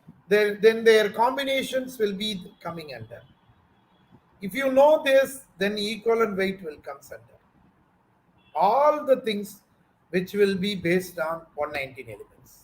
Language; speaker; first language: English; non-native, local second language; Tamil